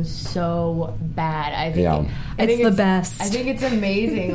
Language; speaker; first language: English; native; English